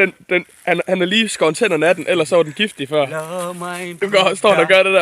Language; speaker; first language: Danish; native; Danish